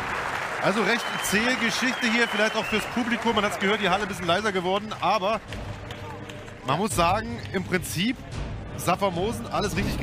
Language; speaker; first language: German; native; German